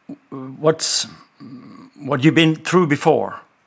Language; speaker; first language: English; non-native, fluent; Norwegian